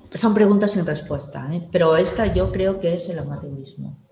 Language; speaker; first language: Spanish; native; Spanish